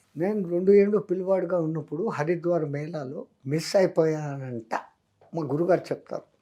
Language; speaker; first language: Telugu; non-native, local second language; Hindi